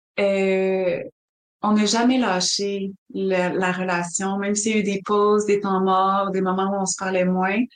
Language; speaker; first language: French; native; French